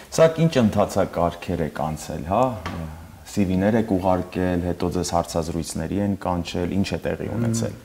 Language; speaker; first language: Armenian; native; Armenian